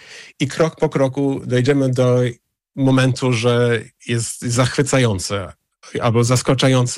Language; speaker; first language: Polish; non-native, fluent; English